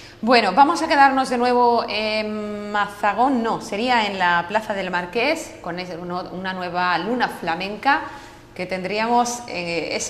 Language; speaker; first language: Spanish; native; Spanish